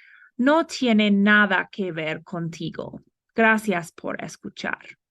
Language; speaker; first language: Spanish; non-native, fluent; English